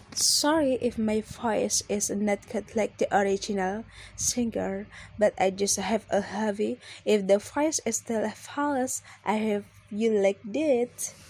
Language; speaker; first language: English; non-native, learner; Indonesian